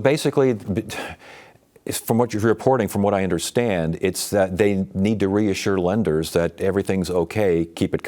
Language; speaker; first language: English; native; English